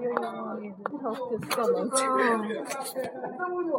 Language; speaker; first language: English; non-native, learner; Chinese